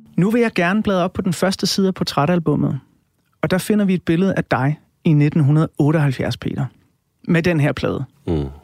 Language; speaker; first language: Danish; native; Danish